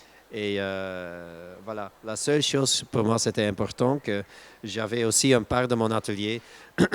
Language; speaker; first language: French; non-native, local second language; Dutch